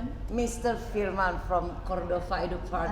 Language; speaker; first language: English; non-native, fluent; Indonesian